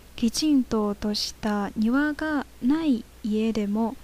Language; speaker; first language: Japanese; non-native, fluent; Chinese